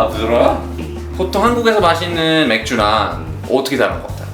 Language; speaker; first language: Korean; non-native, fluent; English